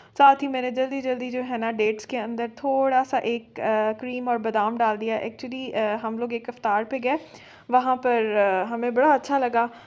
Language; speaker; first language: Urdu; native; Urdu